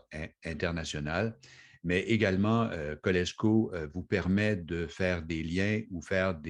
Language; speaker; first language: French; native; French